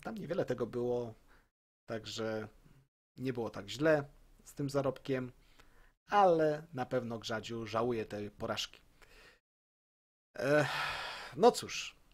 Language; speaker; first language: Polish; native; Polish